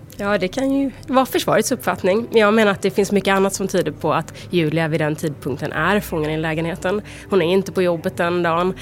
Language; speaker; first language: Swedish; native; Swedish